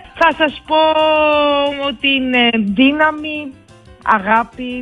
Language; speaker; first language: Greek; non-native, fluent; Georgian